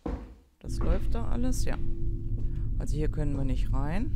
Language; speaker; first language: German; native; German